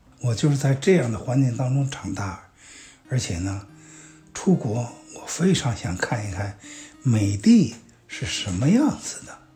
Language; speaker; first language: Chinese; native; Chinese